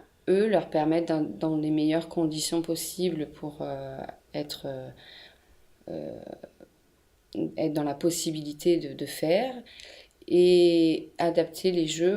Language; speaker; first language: French; native; French